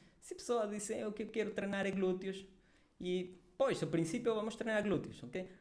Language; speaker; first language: Portuguese; non-native, fluent; Spanish